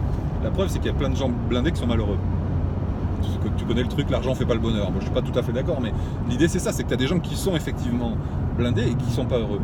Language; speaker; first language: French; native; French